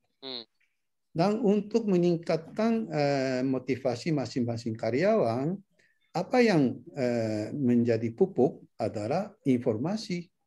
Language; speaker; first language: Indonesian; non-native, fluent; Japanese